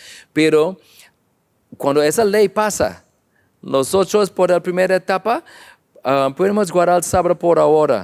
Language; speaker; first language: Spanish; non-native, learner; English